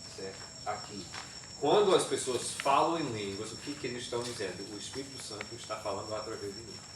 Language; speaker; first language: Portuguese; non-native, fluent; English